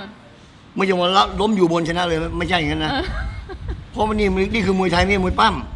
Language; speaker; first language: Thai; native; Thai